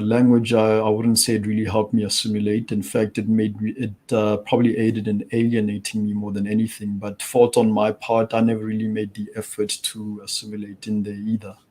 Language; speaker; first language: English; non-native, local second language; Tswana